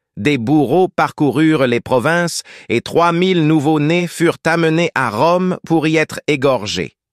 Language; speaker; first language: French; native; French